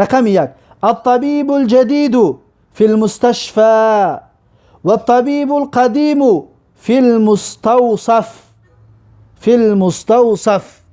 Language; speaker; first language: Arabic; non-native, fluent; Persian